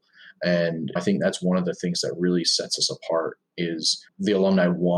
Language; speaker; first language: English; native; English